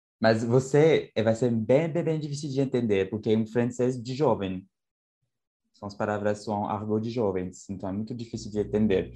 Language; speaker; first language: Portuguese; non-native, learner; French